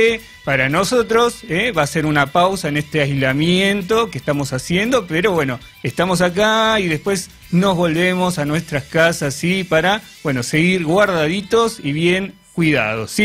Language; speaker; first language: Spanish; native; Spanish